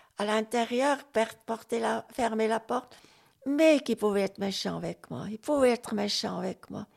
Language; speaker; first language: French; non-native, local second language; Swiss German